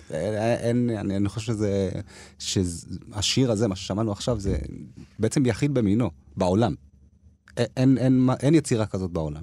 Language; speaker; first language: Hebrew; early bilingual, other home language; Amharic